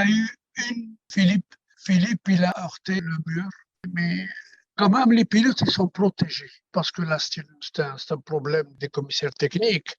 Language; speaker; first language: French; non-native, local second language; Arabic